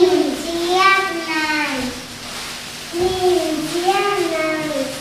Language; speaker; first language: Basque; non-native, local second language; Spanish